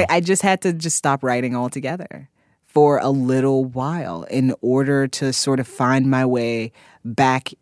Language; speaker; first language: English; native; English